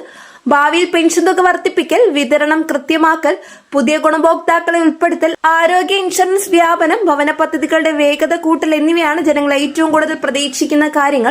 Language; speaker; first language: Malayalam; native; Malayalam